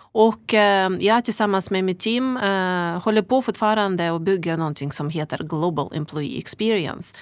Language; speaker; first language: Swedish; non-native, fluent; Russian